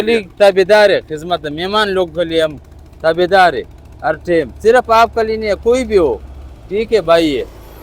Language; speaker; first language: Hindi; non-native, local second language; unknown